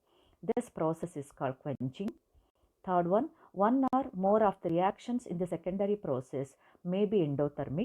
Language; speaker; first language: English; non-native, local second language; Kannada